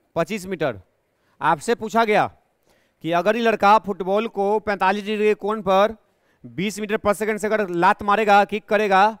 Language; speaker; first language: Hindi; native; Hindi